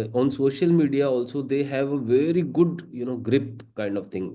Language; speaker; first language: English; non-native, local second language; Punjabi